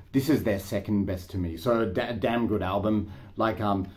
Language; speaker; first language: English; native; English